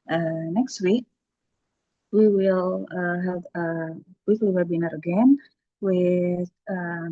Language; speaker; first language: English; non-native, learner; Indonesian